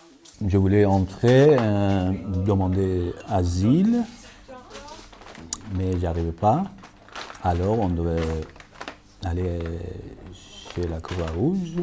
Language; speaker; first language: French; non-native, fluent; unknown